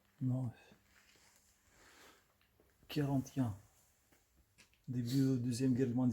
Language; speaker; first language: French; non-native, learner; Russian